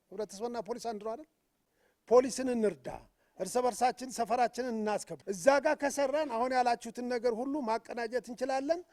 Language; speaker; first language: Amharic; native; Amharic